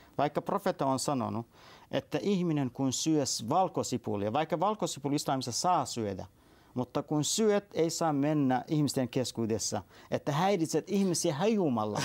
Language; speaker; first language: Finnish; non-native, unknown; Arabic